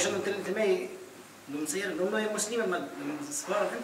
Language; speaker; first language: Swedish; non-native, learner; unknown